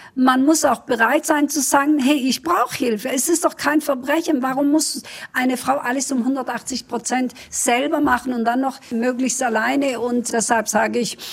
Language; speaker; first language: German; early bilingual, other home language; Kurdish